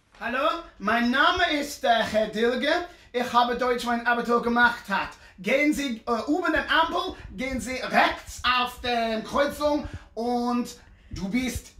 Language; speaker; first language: German; non-native, learner; English